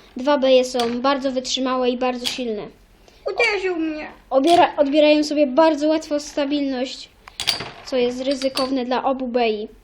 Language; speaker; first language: Polish; native; Polish